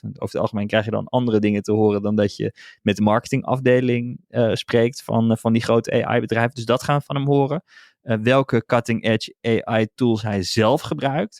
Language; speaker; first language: Dutch; native; Dutch